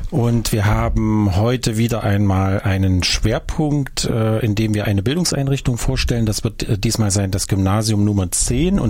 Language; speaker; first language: German; native; German